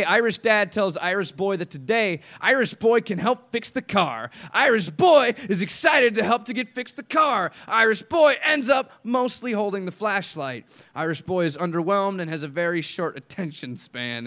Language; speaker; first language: English; native; English